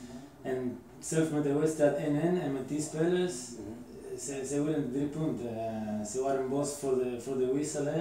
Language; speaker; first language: Dutch; non-native, fluent; Spanish